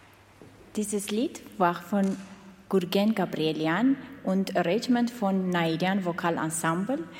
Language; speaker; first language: German; non-native, fluent; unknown